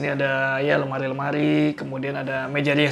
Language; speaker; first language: Indonesian; native; Indonesian